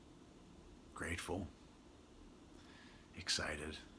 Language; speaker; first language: English; native; English